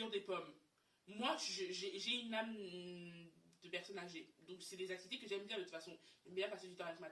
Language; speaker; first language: French; native; French